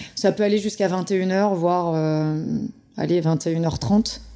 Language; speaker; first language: French; native; French